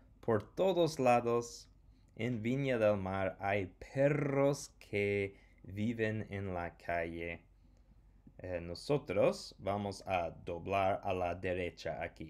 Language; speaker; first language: Spanish; non-native, fluent; English